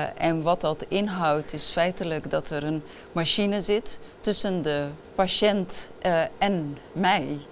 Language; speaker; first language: Dutch; early bilingual, other home language; Arabic